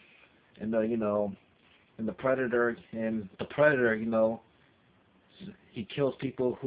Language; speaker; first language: English; native; English